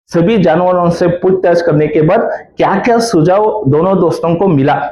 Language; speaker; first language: Hindi; non-native, local second language; Kannada